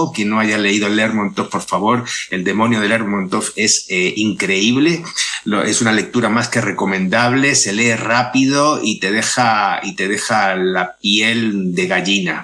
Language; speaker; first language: Spanish; native; Spanish